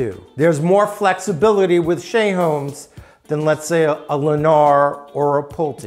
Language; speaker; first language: English; native; English